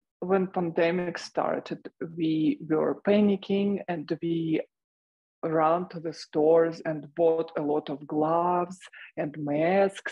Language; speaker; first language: English; non-native, fluent; Russian